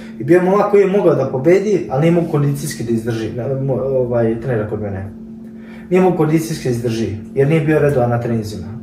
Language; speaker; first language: Serbian; early bilingual, heritage; Serbian